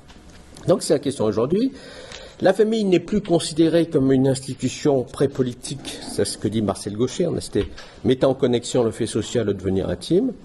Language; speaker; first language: French; native; French